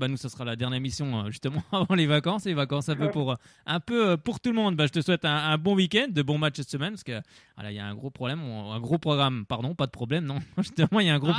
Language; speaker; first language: French; native; French